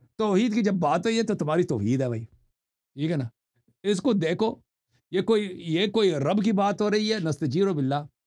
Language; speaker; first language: Urdu; non-native, fluent; Persian